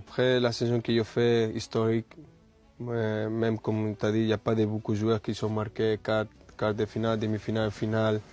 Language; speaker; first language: French; non-native, fluent; Spanish